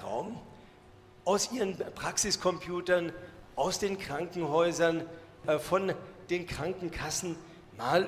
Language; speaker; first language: German; native; German